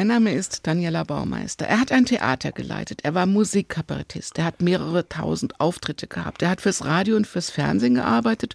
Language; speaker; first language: German; native; German